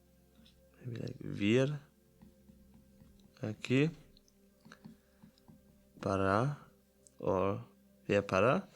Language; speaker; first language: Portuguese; non-native, learner; German